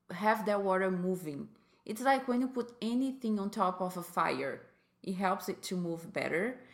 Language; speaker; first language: English; non-native, fluent; Portuguese